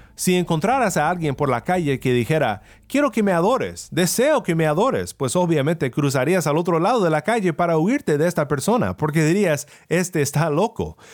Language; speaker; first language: Spanish; non-native, fluent; English